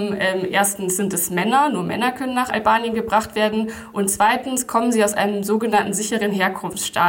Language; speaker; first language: German; native; German